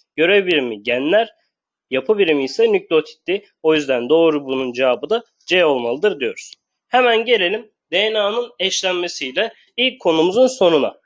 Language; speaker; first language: Turkish; native; Turkish